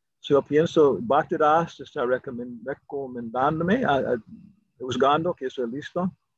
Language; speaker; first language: Spanish; non-native, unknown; English